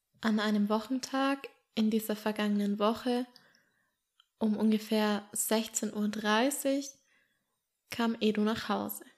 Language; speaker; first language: German; native; German